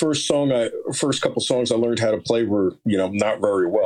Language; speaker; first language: English; native; English